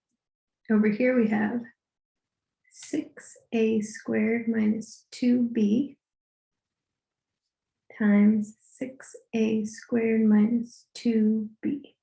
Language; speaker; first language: English; native; English